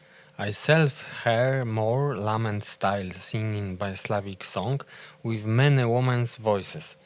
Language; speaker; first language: English; non-native, learner; Polish